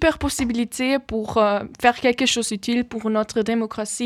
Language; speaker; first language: French; non-native, fluent; German